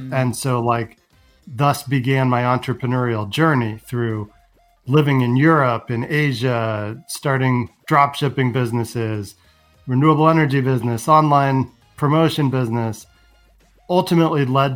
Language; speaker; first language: English; native; English